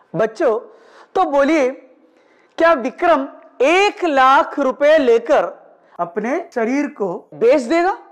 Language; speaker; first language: Hindi; non-native, local second language; Malayalam